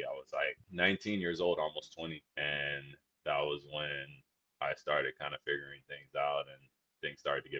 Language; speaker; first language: English; native; English